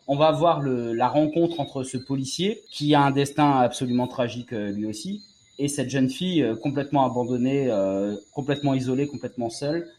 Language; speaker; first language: French; native; French